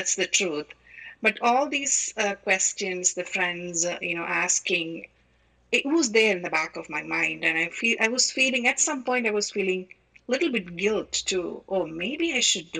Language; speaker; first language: English; non-native, local second language; Malayalam